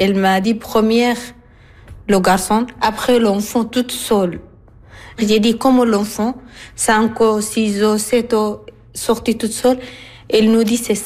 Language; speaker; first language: French; non-native, learner; Arabic